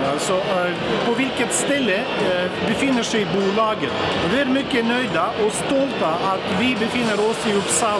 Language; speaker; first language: Swedish; non-native, fluent; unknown